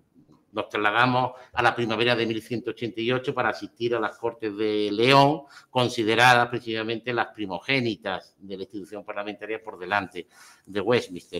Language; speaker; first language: Spanish; native; Spanish